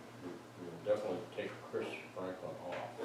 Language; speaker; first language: English; native; English